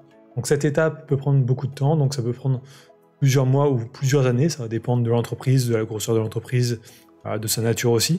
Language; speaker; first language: French; native; French